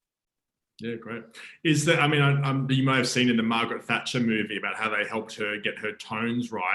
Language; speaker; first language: English; native; English